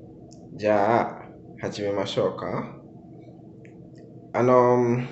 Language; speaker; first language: Japanese; non-native, learner; English